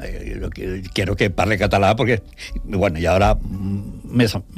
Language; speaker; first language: Catalan; non-native, local second language; Spanish